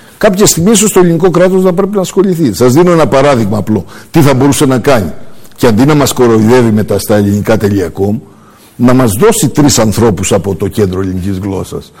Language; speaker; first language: Greek; early bilingual, heritage; Greek